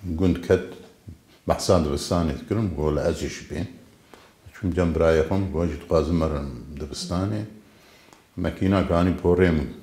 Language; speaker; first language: Kurdish; native; Kurdish